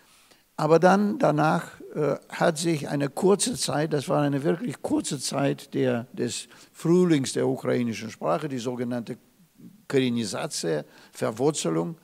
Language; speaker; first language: German; non-native, fluent; Russian